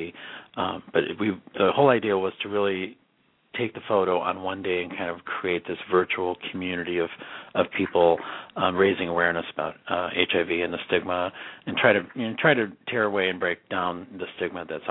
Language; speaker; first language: English; native; English